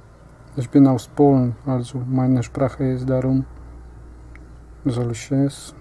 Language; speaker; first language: German; non-native, learner; Polish